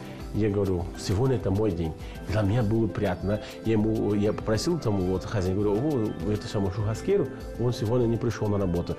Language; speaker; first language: Russian; non-native, learner; Portuguese